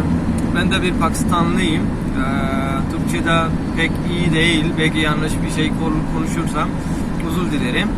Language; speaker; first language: Turkish; non-native, learner; Urdu